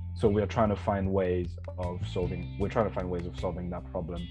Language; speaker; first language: English; non-native, fluent; French